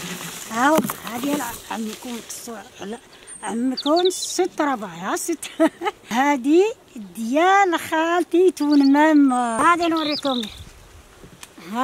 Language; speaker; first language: Arabic; non-native, local second language; Central Atlas Tamazight